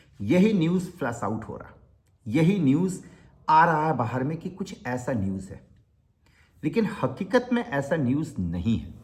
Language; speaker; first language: Hindi; native; Hindi